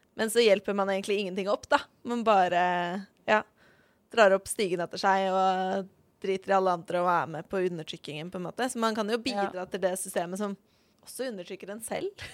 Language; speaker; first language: Norwegian; native; Norwegian